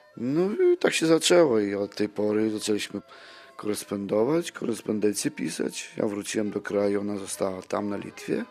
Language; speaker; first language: Polish; native; Polish